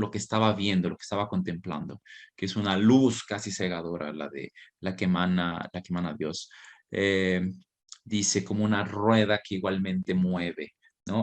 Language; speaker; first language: Spanish; native; Spanish